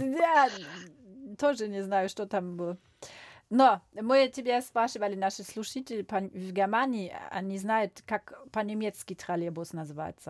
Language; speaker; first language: Russian; non-native, learner; German